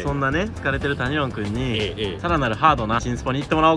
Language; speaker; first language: Japanese; native; Japanese